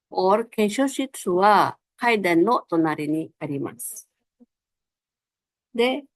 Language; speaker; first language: Japanese; non-native, fluent; Filipino